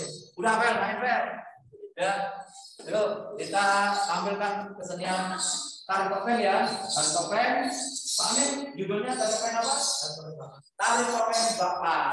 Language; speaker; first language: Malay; non-native, local second language; Javanese